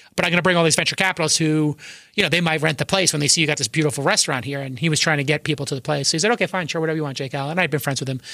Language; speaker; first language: English; native; English